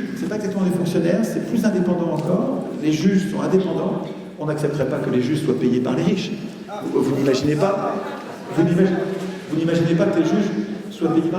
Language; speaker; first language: French; native; French